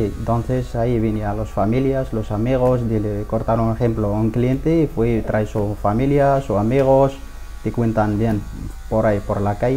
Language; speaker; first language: Spanish; non-native, learner; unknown